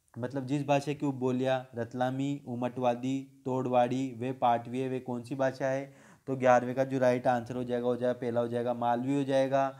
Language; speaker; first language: Hindi; native; Hindi